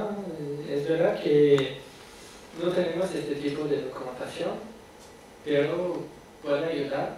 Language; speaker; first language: Spanish; non-native, fluent; French